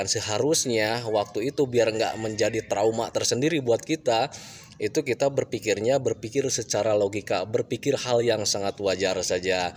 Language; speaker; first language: Indonesian; native; Indonesian